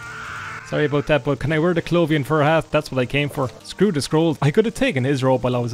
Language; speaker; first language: English; native; English